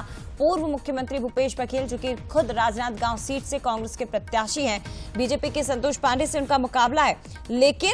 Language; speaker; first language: Hindi; native; Hindi